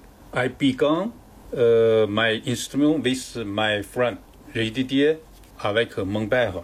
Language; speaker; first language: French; non-native, learner; Chinese